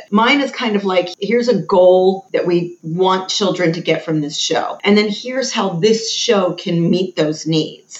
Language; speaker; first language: English; native; English